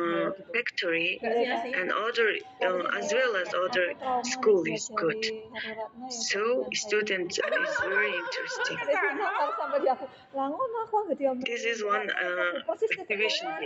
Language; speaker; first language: English; non-native, learner; Mongolian